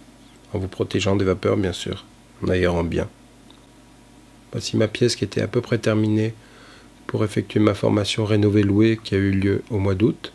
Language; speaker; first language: French; native; French